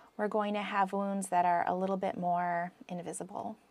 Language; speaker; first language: English; native; English